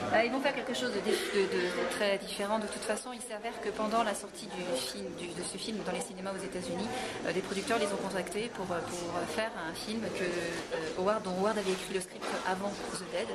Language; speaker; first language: French; native; French